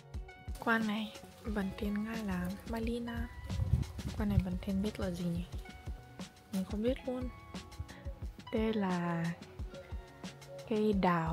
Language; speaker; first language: Vietnamese; non-native, learner; Russian